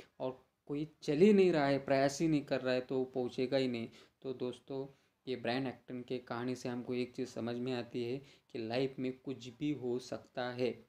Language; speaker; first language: Hindi; non-native, local second language; Marathi